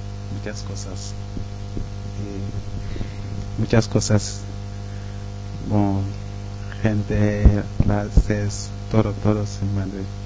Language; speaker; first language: Spanish; non-native, learner; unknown